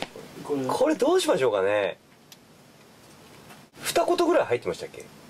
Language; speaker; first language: Japanese; native; Japanese